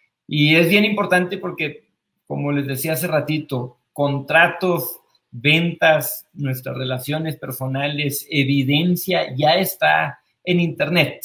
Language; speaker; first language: Spanish; native; Spanish